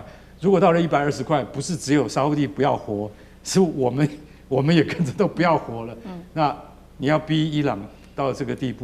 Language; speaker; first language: Chinese; native; Chinese